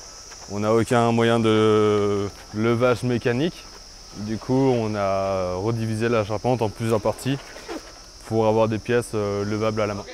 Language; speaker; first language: French; native; French